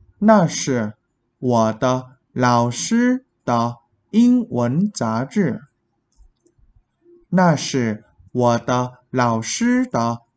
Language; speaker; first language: Chinese; non-native, fluent; Vietnamese